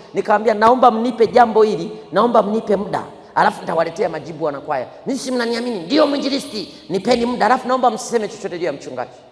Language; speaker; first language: Swahili; native; Swahili